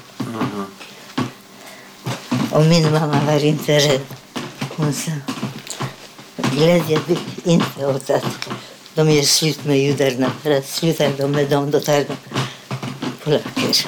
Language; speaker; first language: Swedish; non-native, fluent; Polish